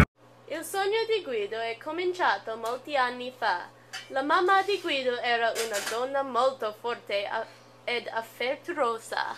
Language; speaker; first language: Italian; non-native, learner; English